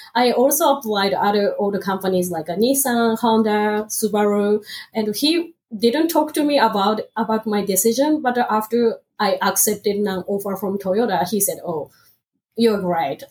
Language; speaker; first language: English; non-native, fluent; Japanese